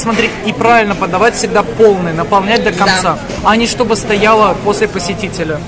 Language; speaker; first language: Russian; native; Russian